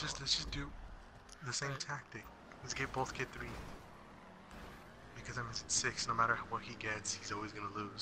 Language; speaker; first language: English; native; English